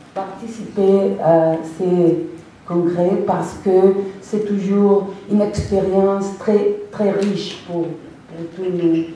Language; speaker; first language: French; non-native, fluent; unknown